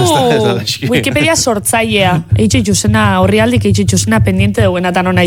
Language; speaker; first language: Basque; native; Basque